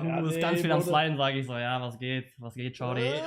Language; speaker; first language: German; native; German